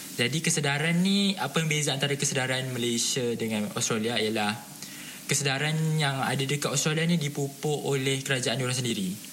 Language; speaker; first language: Malay; native; Malay